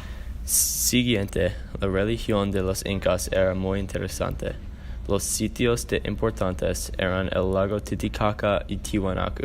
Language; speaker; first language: Spanish; non-native, learner; English